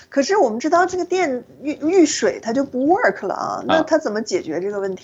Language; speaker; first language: Chinese; native; Chinese